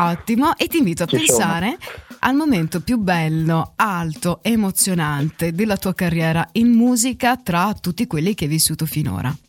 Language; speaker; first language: Italian; native; Italian